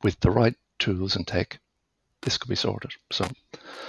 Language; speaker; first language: English; native; English